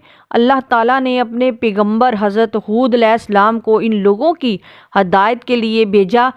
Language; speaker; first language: Urdu; native; Urdu